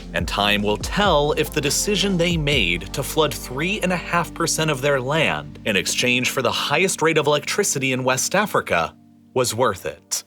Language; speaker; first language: English; native; English